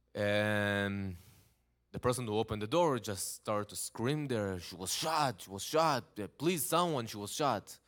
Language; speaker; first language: English; non-native, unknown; Hebrew